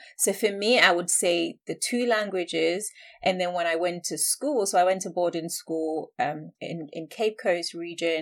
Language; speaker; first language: English; non-native, local second language; Akan